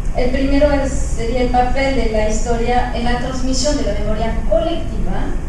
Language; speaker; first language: Spanish; non-native, fluent; French